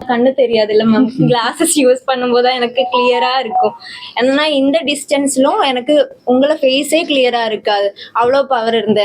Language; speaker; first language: Tamil; non-native, learner; Malayalam